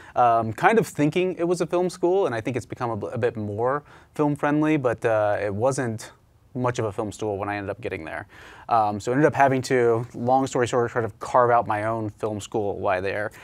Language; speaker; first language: English; native; English